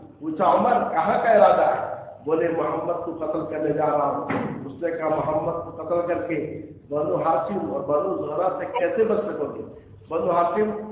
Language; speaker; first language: Urdu; native; Urdu